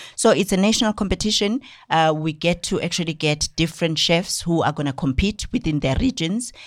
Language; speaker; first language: English; non-native, local second language; Zulu